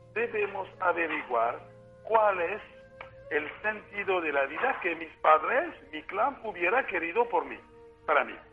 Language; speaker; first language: Spanish; non-native, fluent; French